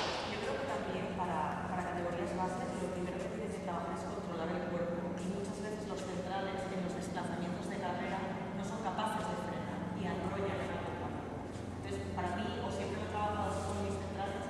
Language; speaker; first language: Spanish; native; Spanish